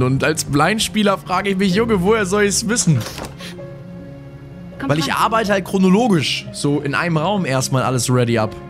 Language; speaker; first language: German; native; German